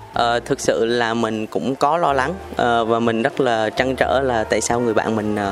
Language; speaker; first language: Vietnamese; native; Vietnamese